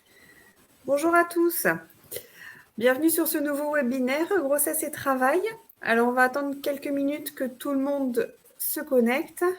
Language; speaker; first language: French; native; French